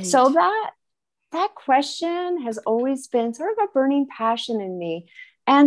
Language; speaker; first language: English; native; English